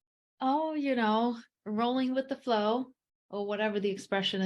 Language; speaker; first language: English; early bilingual, heritage; English